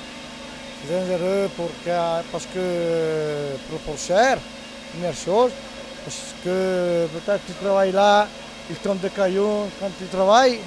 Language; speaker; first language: French; non-native, learner; Italian